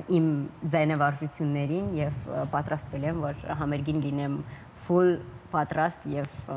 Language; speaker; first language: Armenian; early bilingual, heritage; Armenian